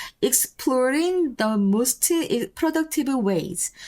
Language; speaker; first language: English; non-native, fluent; Korean